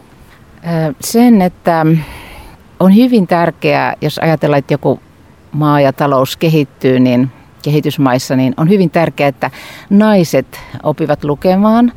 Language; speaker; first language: Finnish; native; Finnish